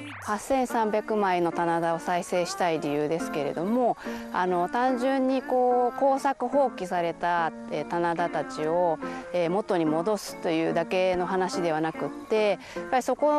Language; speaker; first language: Japanese; native; Japanese